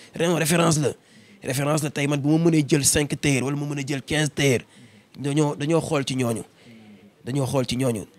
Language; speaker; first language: Wolof; native; Wolof